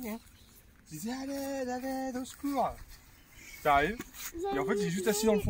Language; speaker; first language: French; native; French